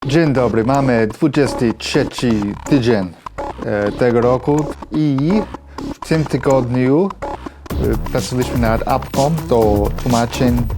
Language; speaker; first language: Polish; non-native, fluent; English